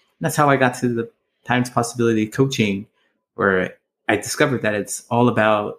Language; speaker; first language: English; native; English